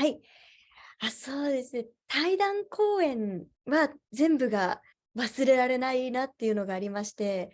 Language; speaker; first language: Japanese; native; Japanese